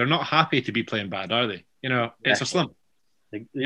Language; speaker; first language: English; native; English